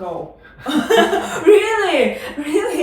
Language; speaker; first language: English; non-native, learner; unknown